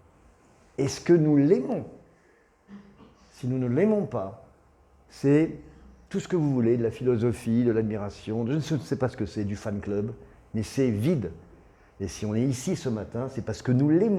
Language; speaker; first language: French; native; French